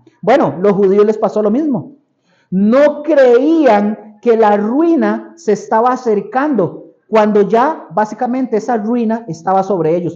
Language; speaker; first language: Spanish; native; Spanish